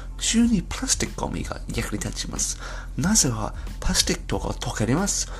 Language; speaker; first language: Japanese; non-native, learner; English